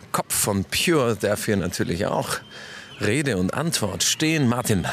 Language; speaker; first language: German; native; German